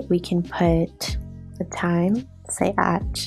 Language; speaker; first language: English; native; English